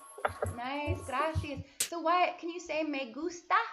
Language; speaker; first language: Spanish; non-native, learner; English